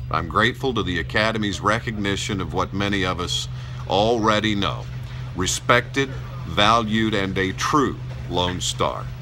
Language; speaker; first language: English; native; English